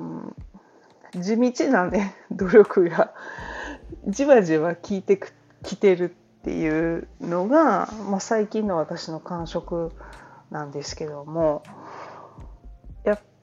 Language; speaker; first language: Japanese; native; Japanese